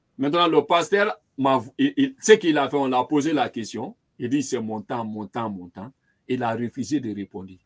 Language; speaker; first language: French; non-native, local second language; Lingala